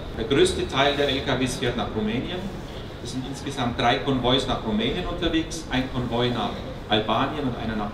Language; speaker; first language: German; native; German